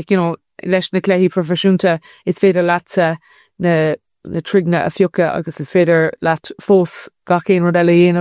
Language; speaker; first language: Irish; non-native, local second language; English